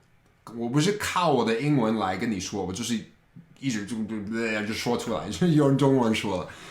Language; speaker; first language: Chinese; non-native, fluent; English